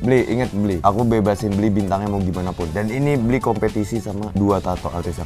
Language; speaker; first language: Indonesian; native; Indonesian